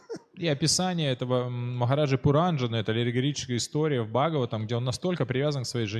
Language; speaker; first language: Russian; native; Russian